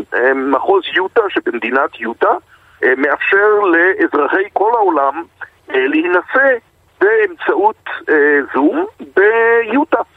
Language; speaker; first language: Hebrew; native; Hebrew